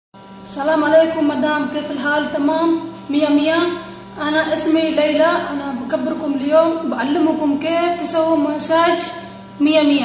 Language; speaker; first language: Arabic; non-native, learner; Amharic